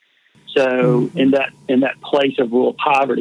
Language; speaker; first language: English; native; English